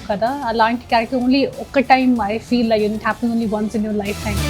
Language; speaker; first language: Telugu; non-native, fluent; Hindi